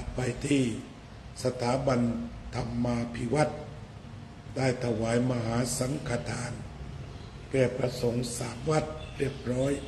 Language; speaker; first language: Thai; native; Thai